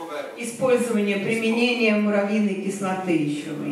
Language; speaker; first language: Russian; native; Russian